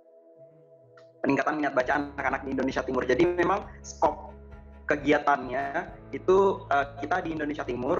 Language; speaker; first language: Indonesian; non-native, local second language; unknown